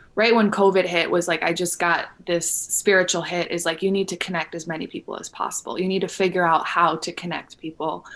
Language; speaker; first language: English; native; English